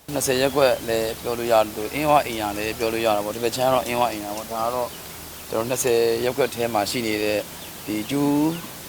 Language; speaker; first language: Burmese; native; Burmese